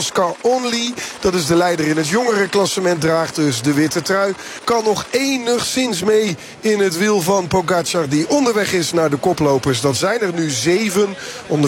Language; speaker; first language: Dutch; non-native, fluent; Bosnian